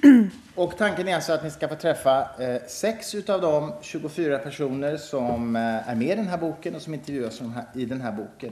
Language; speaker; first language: Swedish; native; Swedish